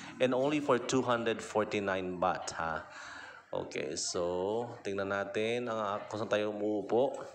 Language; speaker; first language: Filipino; native; Filipino